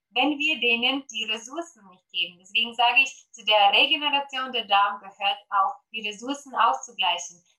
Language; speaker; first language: German; non-native, fluent; Polish